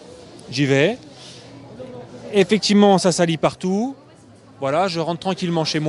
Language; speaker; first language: French; native; French